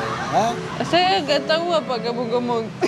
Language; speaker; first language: Indonesian; non-native, learner; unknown